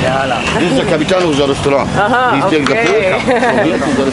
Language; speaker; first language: English; non-native, learner; Arabic